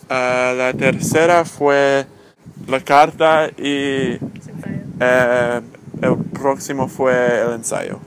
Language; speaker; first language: Spanish; non-native, learner; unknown